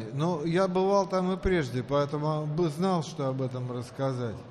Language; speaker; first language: Russian; native; Russian